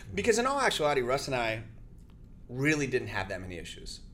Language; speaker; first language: English; early bilingual, other home language; Spanish